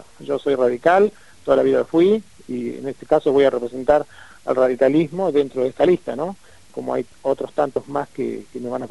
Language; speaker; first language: Spanish; native; Spanish